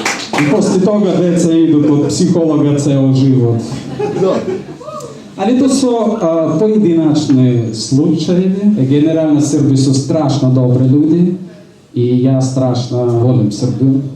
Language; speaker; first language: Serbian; non-native, fluent; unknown